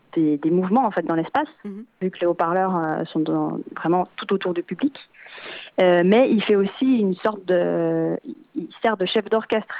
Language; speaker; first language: French; native; French